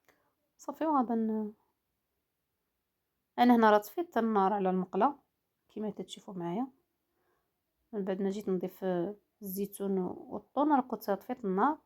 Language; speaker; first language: Arabic; native; Arabic